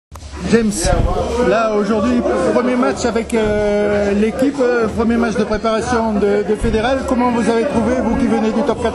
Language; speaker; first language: French; native; French